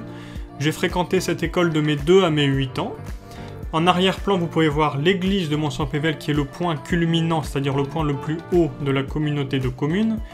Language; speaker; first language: French; native; French